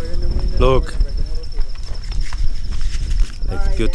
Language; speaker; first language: English; non-native, learner; Polish